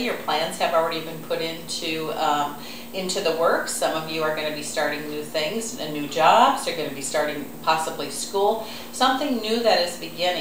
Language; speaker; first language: English; native; English